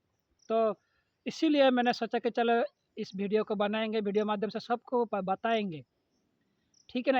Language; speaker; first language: Hindi; non-native, local second language; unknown